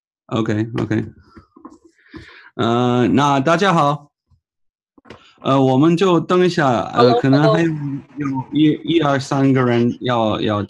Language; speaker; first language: Chinese; non-native, fluent; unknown